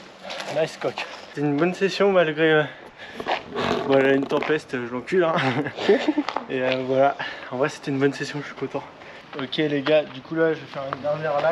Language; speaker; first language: French; native; French